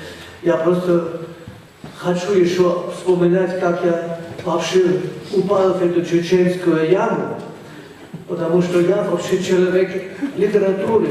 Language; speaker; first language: Russian; non-native, fluent; German